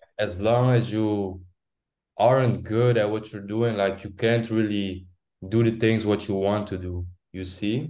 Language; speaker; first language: English; non-native, fluent; French